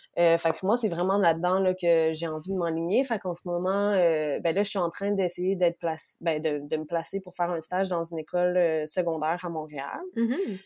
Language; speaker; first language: French; native; French